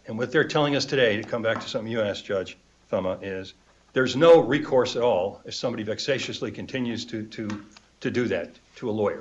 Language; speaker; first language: English; native; English